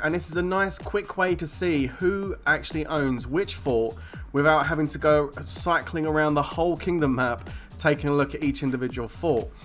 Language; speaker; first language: English; native; English